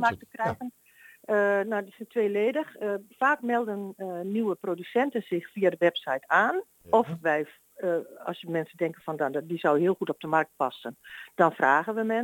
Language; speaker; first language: Dutch; native; Dutch